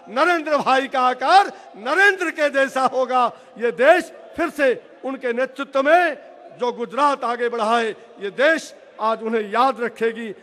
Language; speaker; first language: Hindi; native; Hindi